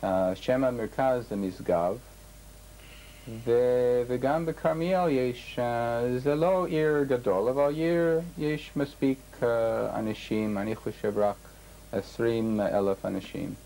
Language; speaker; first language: Hebrew; non-native, learner; English